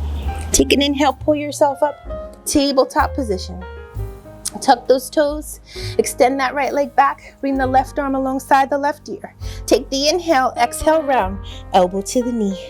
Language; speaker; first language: English; native; English